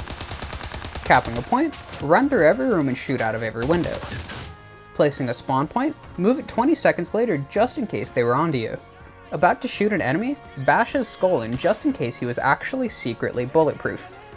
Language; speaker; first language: English; native; English